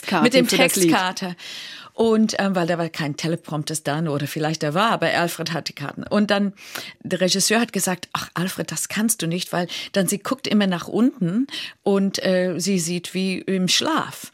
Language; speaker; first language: German; non-native, fluent; English